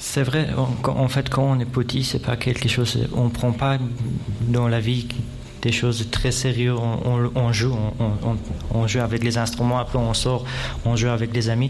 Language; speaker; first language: French; non-native, fluent; Persian